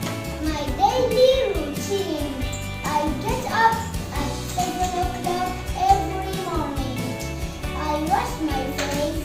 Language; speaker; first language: English; non-native, learner; Arabic